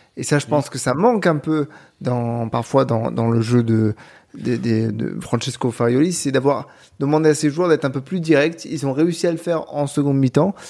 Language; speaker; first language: French; native; French